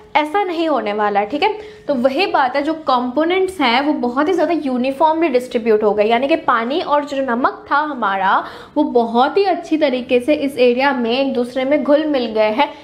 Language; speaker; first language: Hindi; native; Hindi